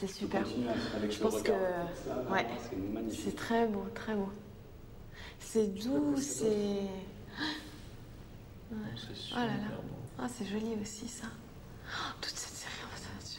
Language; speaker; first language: French; native; French